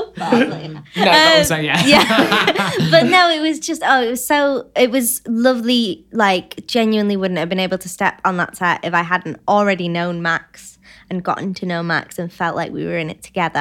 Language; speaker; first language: English; native; English